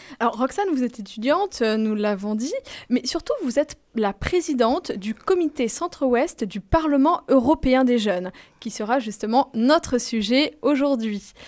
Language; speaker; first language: French; native; French